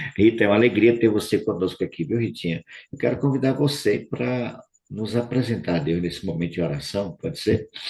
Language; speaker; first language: Portuguese; native; Portuguese